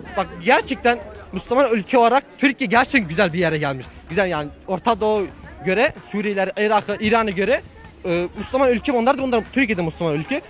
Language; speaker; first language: Turkish; early bilingual, heritage; Turkish